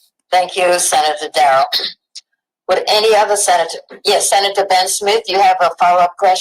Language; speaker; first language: English; native; English